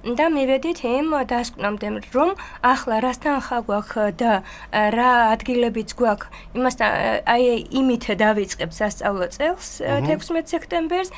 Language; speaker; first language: Georgian; native; Georgian